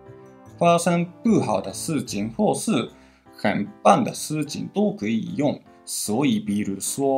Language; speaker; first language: Chinese; non-native, fluent; Japanese